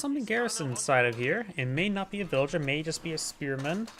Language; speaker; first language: English; native; English